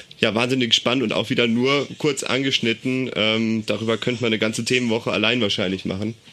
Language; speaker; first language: German; native; German